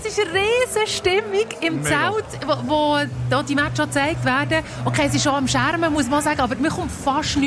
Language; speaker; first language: German; native; German